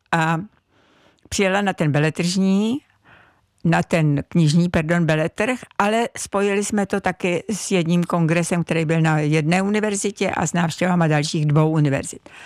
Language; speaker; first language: Czech; native; Czech